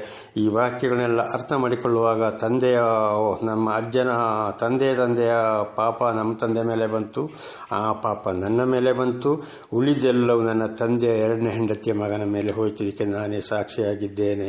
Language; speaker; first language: Kannada; native; Kannada